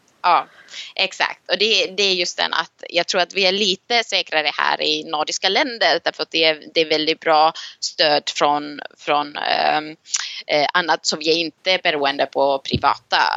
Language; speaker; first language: Swedish; non-native, local second language; Finnish